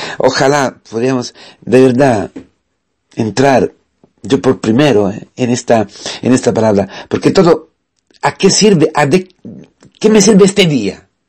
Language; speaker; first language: Spanish; non-native, fluent; Italian